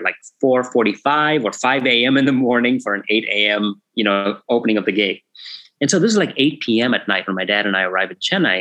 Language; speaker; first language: English; non-native, local second language; Tamil